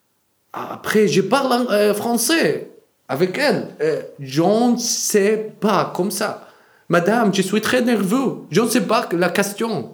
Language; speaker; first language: French; non-native, learner; Arabic